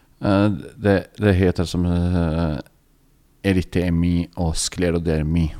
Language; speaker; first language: Norwegian; non-native, learner; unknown